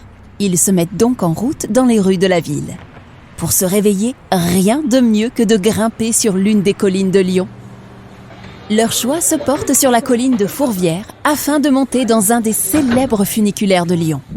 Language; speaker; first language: French; native; French